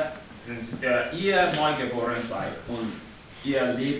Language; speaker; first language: German; non-native, learner; English